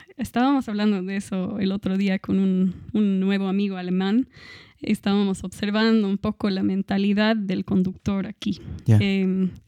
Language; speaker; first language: Spanish; non-native, fluent; English